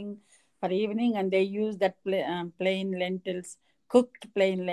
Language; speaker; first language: English; non-native, local second language; Telugu